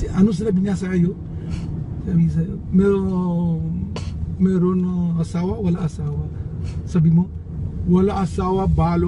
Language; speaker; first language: Filipino; non-native, learner; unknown